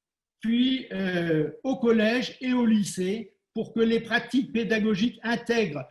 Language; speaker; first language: French; native; French